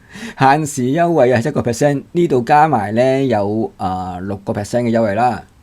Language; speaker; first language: Cantonese; native; Cantonese